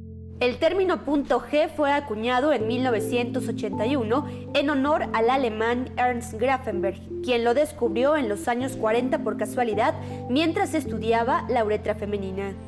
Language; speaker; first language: Spanish; native; Spanish